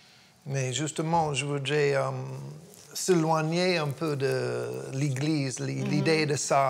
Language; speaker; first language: French; non-native, fluent; English